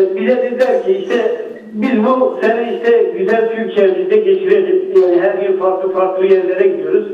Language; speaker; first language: Turkish; early bilingual, heritage; Turkish